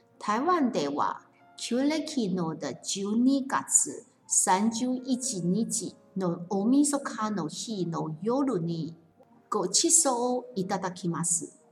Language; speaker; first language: Japanese; non-native, fluent; Chinese